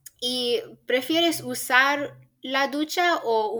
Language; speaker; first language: Spanish; non-native, learner; English